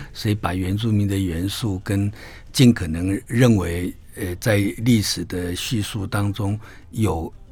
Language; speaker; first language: Chinese; non-native, local second language; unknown